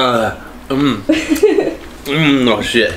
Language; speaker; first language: Spanish; non-native, fluent; English